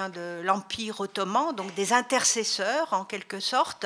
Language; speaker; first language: French; native; French